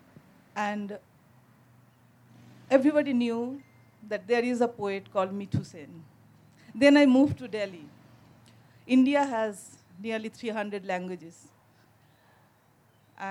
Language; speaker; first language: English; non-native, local second language; Bangla